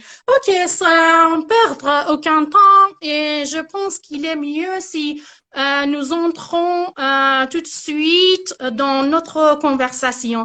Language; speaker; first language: French; non-native, learner; Persian